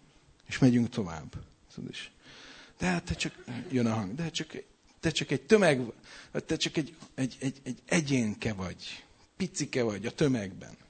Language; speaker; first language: Hungarian; native; Hungarian